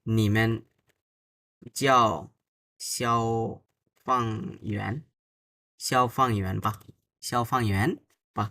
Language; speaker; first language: Chinese; non-native, fluent; Bangla